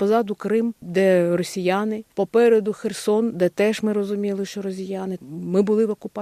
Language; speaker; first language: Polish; non-native, learner; Ukrainian